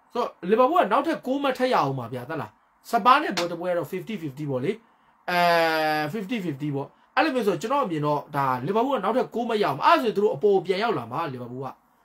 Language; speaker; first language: Burmese; native; Burmese